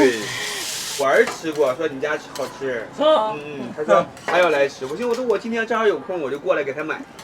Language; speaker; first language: Chinese; native; Chinese